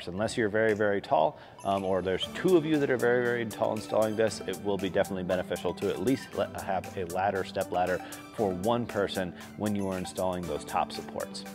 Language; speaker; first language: English; native; English